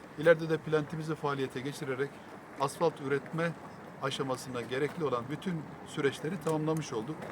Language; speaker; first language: Turkish; native; Turkish